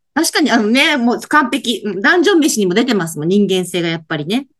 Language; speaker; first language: Japanese; native; Japanese